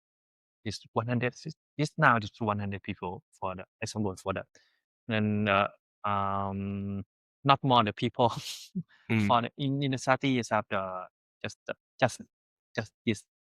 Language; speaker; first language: English; non-native, learner; Thai